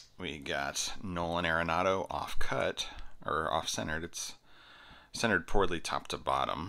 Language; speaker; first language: English; native; English